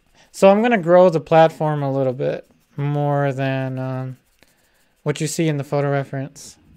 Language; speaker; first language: English; early bilingual, other home language; Spanish